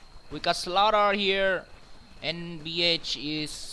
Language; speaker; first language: English; non-native, learner; Vietnamese